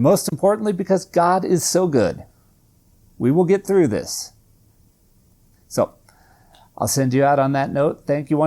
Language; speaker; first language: English; native; English